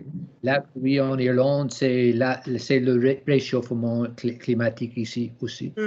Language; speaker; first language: French; non-native, learner; English